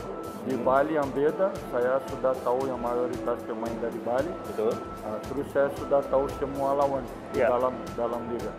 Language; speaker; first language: Indonesian; non-native, learner; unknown